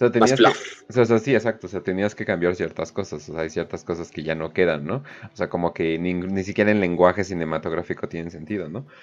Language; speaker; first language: Spanish; native; Spanish